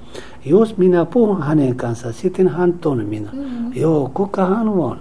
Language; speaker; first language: Finnish; non-native, learner; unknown